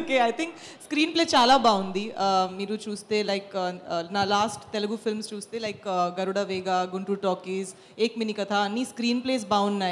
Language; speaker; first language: Telugu; non-native, fluent; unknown